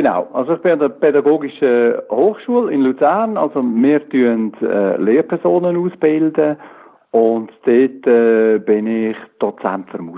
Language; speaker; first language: German; native; German